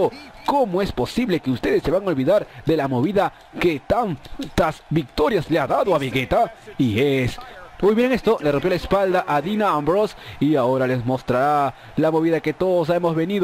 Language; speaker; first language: Spanish; native; Spanish